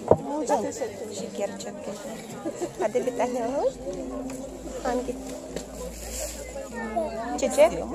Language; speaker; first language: Turkish; non-native, learner; Russian